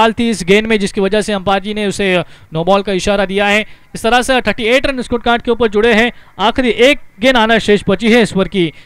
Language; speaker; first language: Hindi; non-native, local second language; Marathi